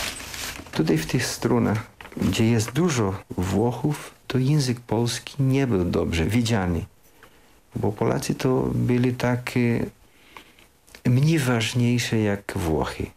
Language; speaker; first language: Polish; early bilingual, heritage; Polish